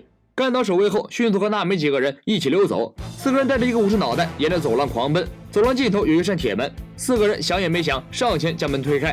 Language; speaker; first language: Chinese; native; Chinese